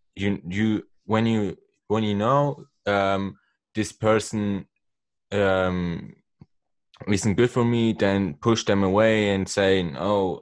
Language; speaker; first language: English; non-native, learner; Swiss German